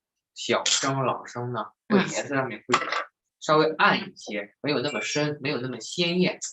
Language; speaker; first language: Chinese; native; Chinese